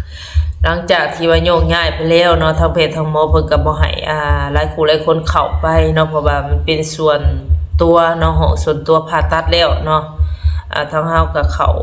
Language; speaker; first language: Thai; non-native, local second language; Lao